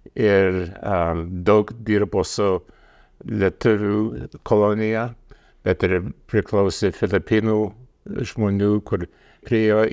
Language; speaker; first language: Lithuanian; early bilingual, heritage; Lithuanian